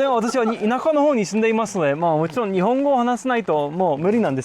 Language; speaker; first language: Japanese; non-native, fluent; English